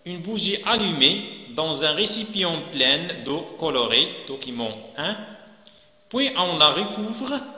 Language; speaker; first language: French; non-native, local second language; Arabic